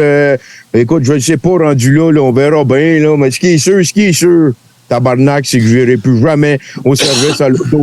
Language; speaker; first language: French; native; French